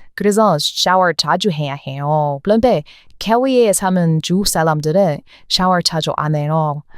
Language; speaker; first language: Korean; non-native, fluent; English